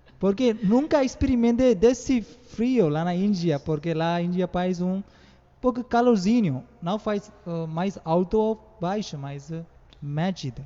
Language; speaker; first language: Portuguese; non-native, learner; Tamil